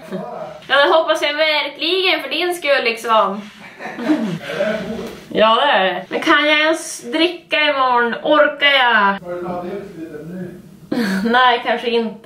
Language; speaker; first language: Swedish; native; Swedish